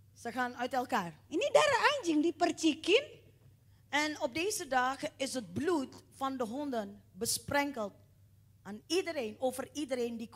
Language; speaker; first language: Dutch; non-native, fluent; Indonesian